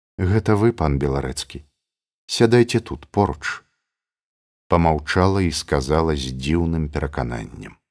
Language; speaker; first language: Belarusian; native; Belarusian